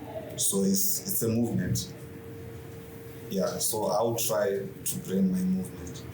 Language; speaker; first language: English; non-native, local second language; Shona